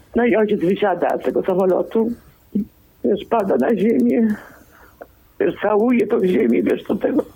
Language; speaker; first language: Polish; early bilingual, other home language; Greek